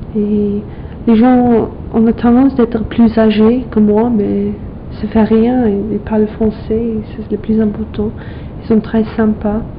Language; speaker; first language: French; non-native, fluent; English